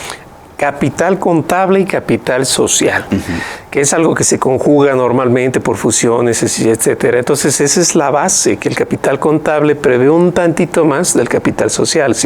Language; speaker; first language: Spanish; native; Spanish